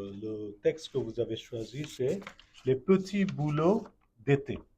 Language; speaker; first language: French; non-native, fluent; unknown